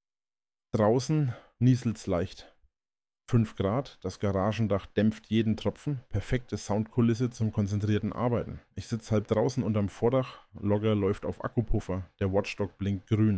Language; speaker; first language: German; native; German